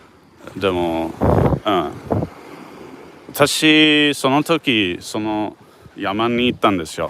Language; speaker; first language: Japanese; non-native, fluent; English